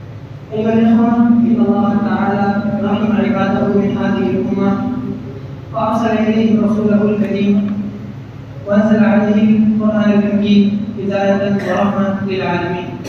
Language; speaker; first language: Arabic; non-native, learner; Urdu